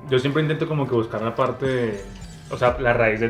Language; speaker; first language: Spanish; native; Spanish